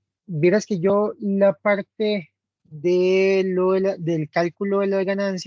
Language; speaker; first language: Spanish; native; Spanish